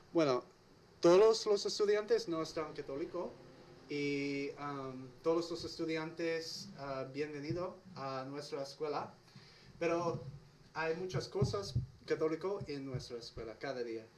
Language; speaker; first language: Spanish; non-native, learner; English